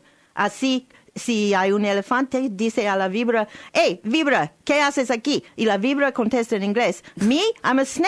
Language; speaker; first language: Spanish; non-native, learner; English